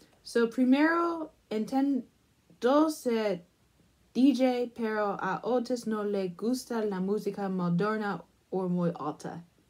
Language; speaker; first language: Spanish; non-native, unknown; English